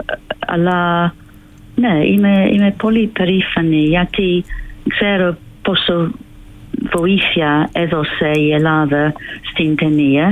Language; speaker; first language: Greek; non-native, fluent; English